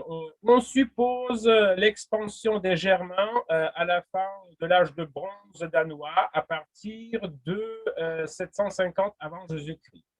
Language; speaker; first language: French; non-native, fluent; Russian